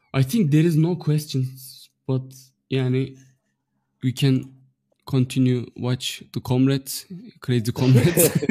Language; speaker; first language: English; non-native, fluent; Turkish